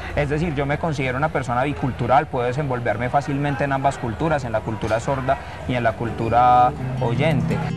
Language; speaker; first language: Spanish; non-native, local second language; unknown